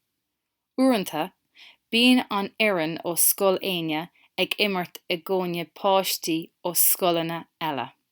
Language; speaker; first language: Irish; non-native, local second language; English